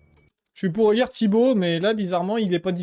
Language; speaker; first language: French; native; French